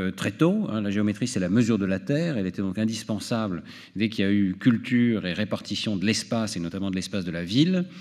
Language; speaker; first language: French; native; French